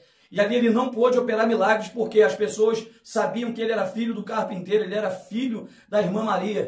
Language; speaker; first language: Portuguese; native; Portuguese